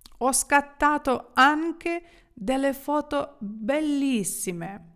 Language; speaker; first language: Italian; non-native, fluent; Ukrainian